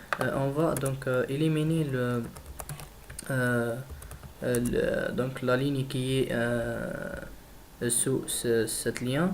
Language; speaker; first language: French; non-native, learner; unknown